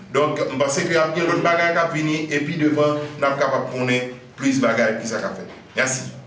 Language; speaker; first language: Haitian Creole; native; Haitian Creole